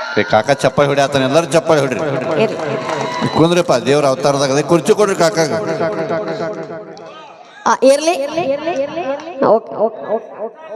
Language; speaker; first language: Kannada; native; Kannada